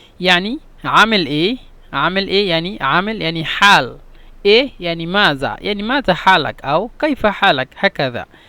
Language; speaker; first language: Egyptian Arabic; non-native, fluent; Bangla